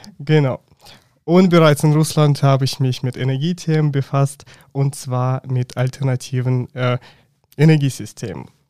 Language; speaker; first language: German; non-native, fluent; Russian